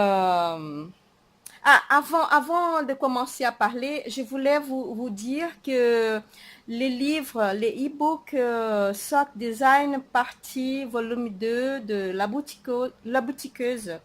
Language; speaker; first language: French; non-native, fluent; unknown